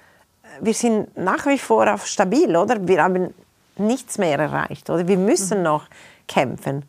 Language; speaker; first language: German; non-native, local second language; Italian